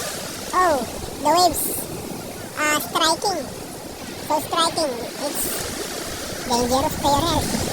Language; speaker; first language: English; non-native, local second language; Filipino